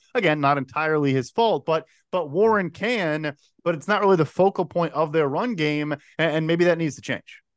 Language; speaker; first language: English; native; English